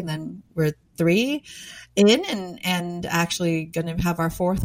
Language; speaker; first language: English; native; English